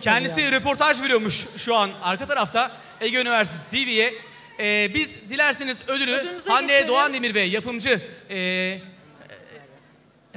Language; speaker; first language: Turkish; native; Turkish